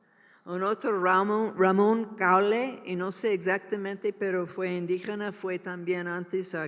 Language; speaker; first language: Spanish; non-native, learner; English